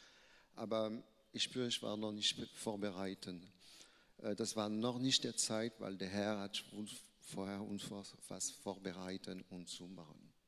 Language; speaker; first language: German; non-native, learner; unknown